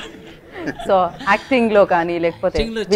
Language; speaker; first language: Telugu; native; Telugu